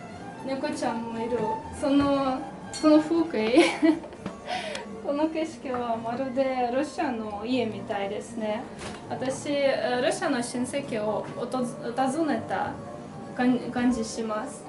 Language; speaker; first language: Japanese; non-native, fluent; Russian